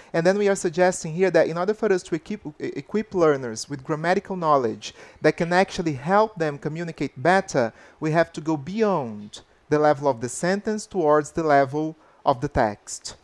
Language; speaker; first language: English; non-native, fluent; Portuguese